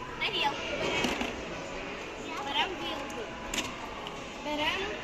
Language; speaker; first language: Ukrainian; native; Ukrainian